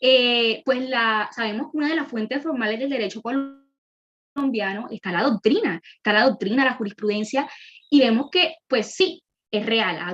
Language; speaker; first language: Spanish; native; Spanish